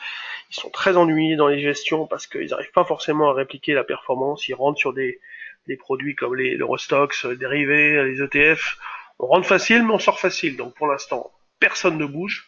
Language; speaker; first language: French; native; French